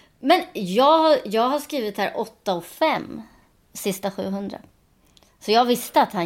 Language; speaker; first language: Swedish; native; Swedish